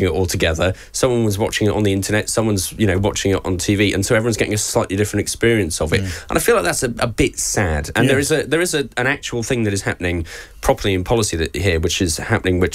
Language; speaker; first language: English; native; English